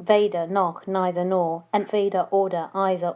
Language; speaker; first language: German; non-native, fluent; English